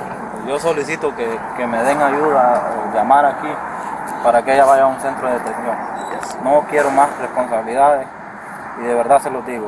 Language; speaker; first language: Spanish; native; Spanish